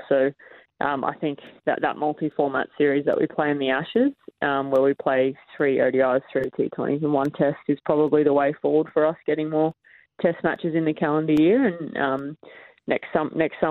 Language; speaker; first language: English; native; English